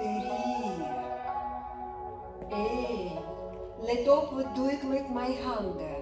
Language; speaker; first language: Dutch; non-native, learner; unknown